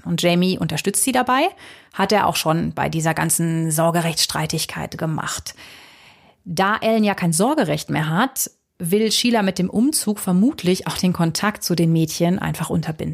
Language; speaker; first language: German; native; German